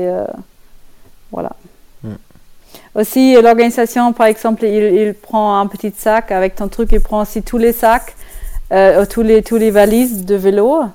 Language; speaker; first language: French; non-native, learner; German